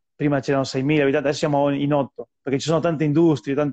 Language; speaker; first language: Italian; non-native, fluent; Spanish